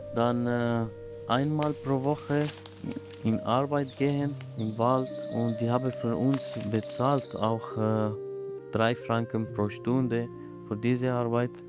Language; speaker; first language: German; non-native, learner; Arabic